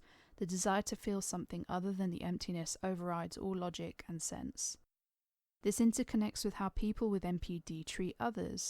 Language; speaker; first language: English; native; English